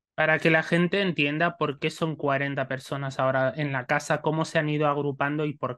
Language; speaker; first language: Spanish; native; Spanish